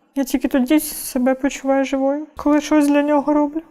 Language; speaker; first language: Ukrainian; non-native, fluent; Russian